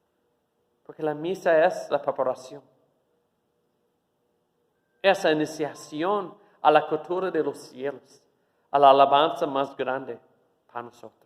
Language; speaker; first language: Spanish; non-native, fluent; English